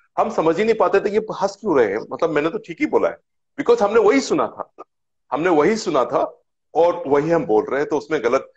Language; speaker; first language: Hindi; native; Hindi